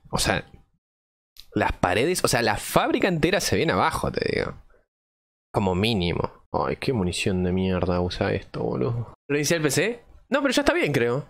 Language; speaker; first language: Spanish; native; Spanish